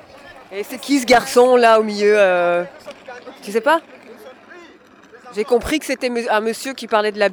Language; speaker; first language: French; native; French